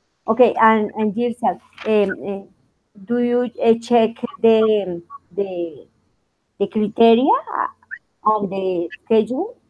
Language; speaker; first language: English; non-native, learner; Spanish